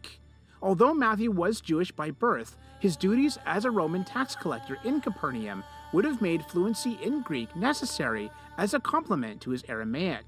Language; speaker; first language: English; native; English